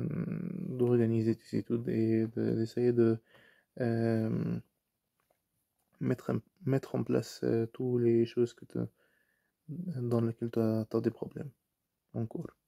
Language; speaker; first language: French; non-native, fluent; Arabic